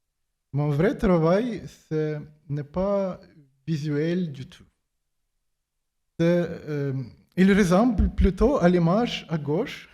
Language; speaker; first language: French; non-native, fluent; Ukrainian